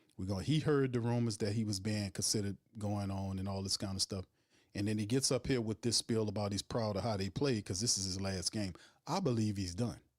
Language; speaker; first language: English; native; English